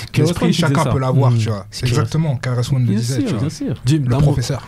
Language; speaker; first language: French; native; French